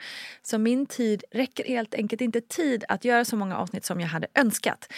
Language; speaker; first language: Swedish; native; Swedish